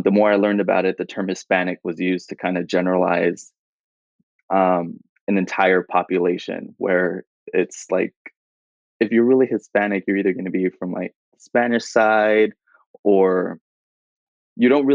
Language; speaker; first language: English; native; English